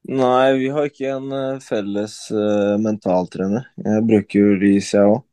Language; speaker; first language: Norwegian; early bilingual, other home language; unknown